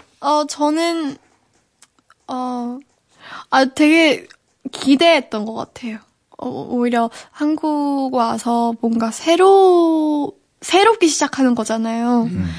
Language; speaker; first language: Korean; early bilingual, heritage; Korean